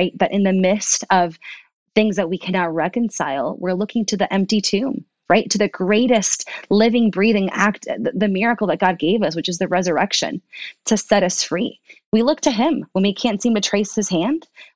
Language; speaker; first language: English; early bilingual, other home language; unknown